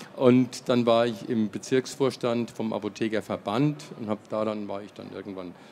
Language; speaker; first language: German; native; German